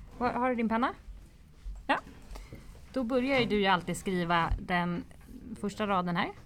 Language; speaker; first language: Swedish; native; Swedish